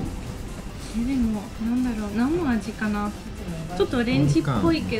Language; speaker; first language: Japanese; non-native, fluent; Spanish